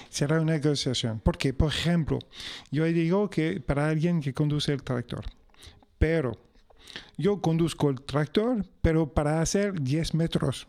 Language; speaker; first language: Spanish; non-native, fluent; French